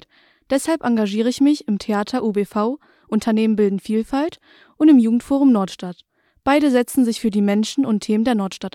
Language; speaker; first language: German; native; German